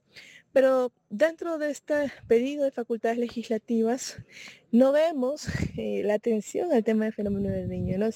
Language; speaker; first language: Spanish; native; Spanish